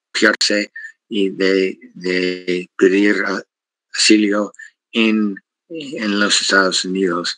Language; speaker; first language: Spanish; non-native, fluent; English